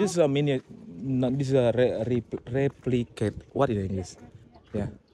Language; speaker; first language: English; non-native, learner; Balinese